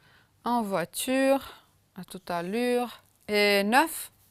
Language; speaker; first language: French; non-native, fluent; Romanian